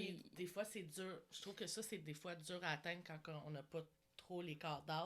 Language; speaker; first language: French; native; French